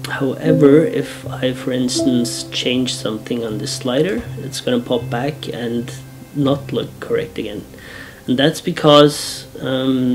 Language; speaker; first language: English; non-native, fluent; Norwegian